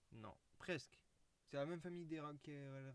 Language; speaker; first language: French; native; French